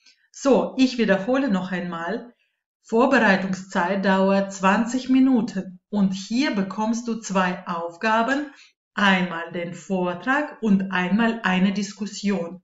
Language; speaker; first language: German; non-native, fluent; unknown